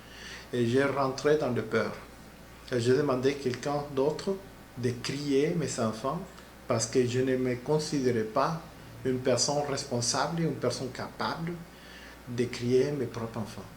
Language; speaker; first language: French; non-native, learner; Spanish